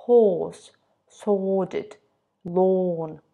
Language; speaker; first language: English; non-native, fluent; Russian